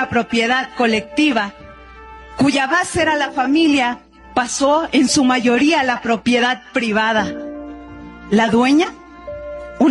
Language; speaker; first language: Spanish; non-native, local second language; Zapotec